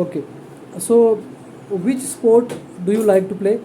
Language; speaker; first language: English; non-native, local second language; Marathi